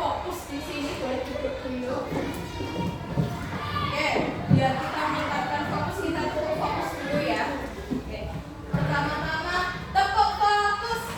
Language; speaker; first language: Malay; non-native, local second language; Javanese